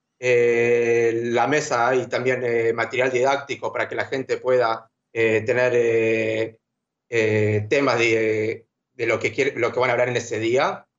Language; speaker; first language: Spanish; native; Spanish